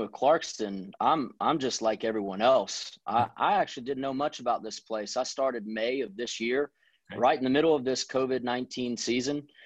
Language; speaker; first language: English; native; English